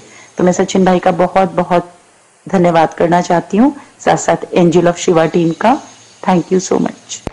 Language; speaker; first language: Hindi; native; Hindi